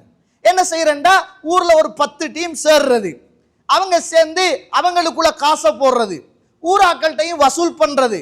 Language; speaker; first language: Tamil; native; Tamil